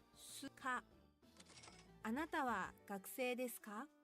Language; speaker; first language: Japanese; non-native, learner; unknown